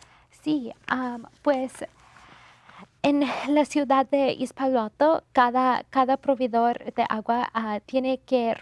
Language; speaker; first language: Spanish; non-native, fluent; English